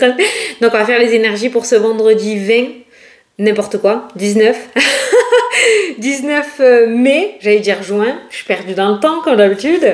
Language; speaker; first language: French; native; French